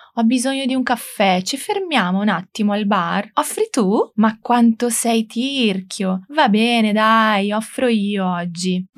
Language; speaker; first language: Italian; non-native, fluent; Portuguese